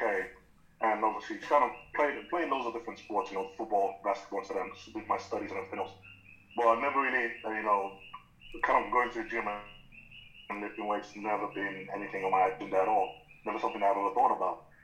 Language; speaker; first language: English; non-native, local second language; Yoruba